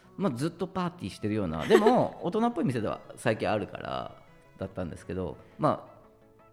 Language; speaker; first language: Japanese; native; Japanese